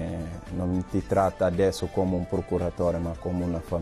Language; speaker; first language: Italian; non-native, learner; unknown